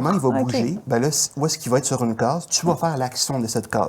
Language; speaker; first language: French; native; French